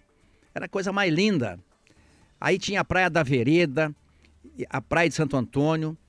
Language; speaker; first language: Portuguese; native; Portuguese